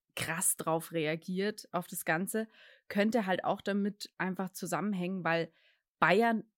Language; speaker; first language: German; native; German